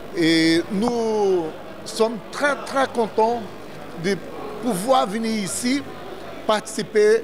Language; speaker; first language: French; non-native, learner; Portuguese